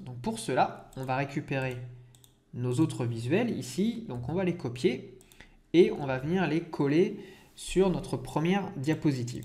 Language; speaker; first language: French; native; French